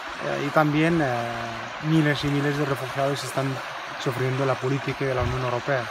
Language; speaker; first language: Spanish; non-native, fluent; Arabic